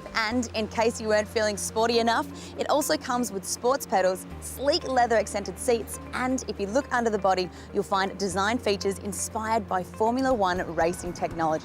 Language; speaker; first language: English; native; English